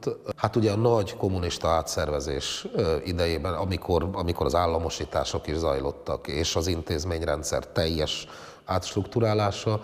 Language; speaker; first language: Hungarian; native; Hungarian